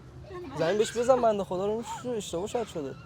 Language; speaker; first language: Persian; native; Persian